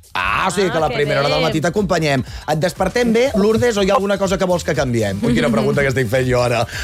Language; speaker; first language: Catalan; native; Catalan